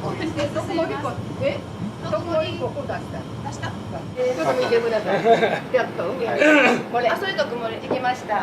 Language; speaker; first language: Japanese; native; Japanese